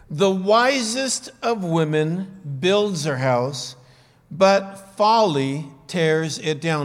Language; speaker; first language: English; native; English